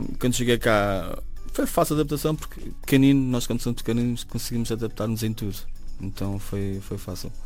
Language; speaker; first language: Portuguese; native; Portuguese